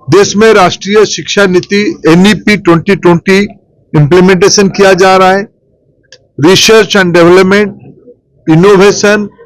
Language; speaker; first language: Hindi; non-native, local second language; Odia